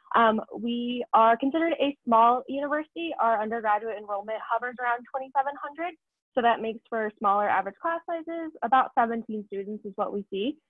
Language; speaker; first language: English; native; English